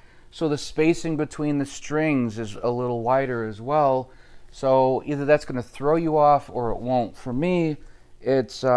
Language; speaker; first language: English; native; English